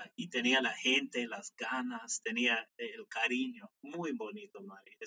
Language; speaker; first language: Spanish; non-native, fluent; English